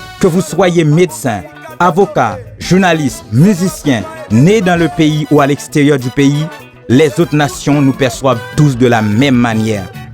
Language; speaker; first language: French; non-native, local second language; Haitian Creole